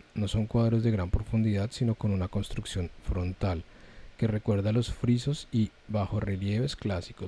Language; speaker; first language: Spanish; native; Spanish